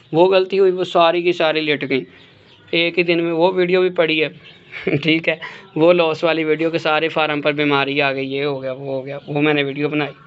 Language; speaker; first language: Urdu; native; Urdu